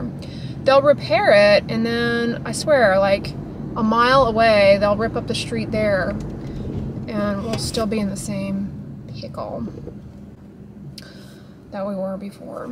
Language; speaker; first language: English; native; English